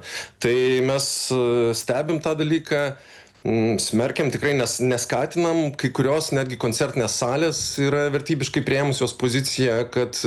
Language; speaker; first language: Lithuanian; native; Lithuanian